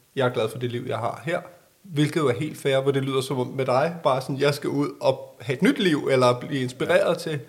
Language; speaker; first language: Danish; native; Danish